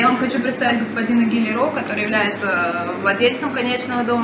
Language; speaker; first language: Russian; native; Russian